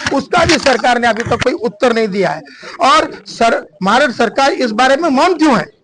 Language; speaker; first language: Hindi; non-native, local second language; Punjabi